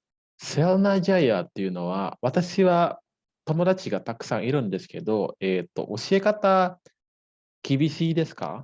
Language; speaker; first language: Japanese; non-native, fluent; Indonesian